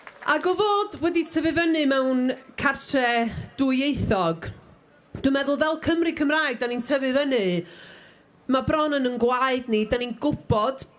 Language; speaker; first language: Welsh; native; Welsh